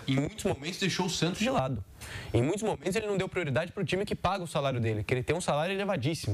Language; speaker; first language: Portuguese; native; Portuguese